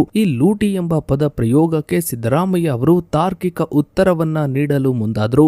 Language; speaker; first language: Kannada; native; Kannada